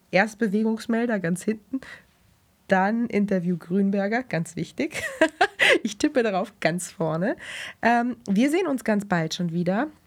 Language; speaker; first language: German; native; German